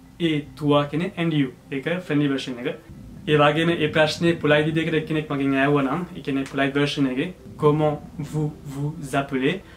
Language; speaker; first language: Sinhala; early bilingual, heritage; Sinhala